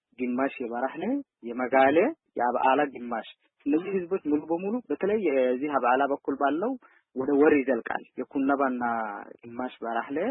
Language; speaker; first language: Amharic; non-native, local second language; Afar